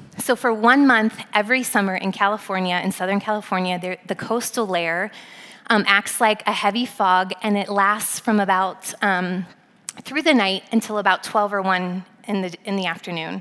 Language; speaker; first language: English; native; English